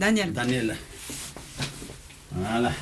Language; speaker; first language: French; non-native, fluent; Greek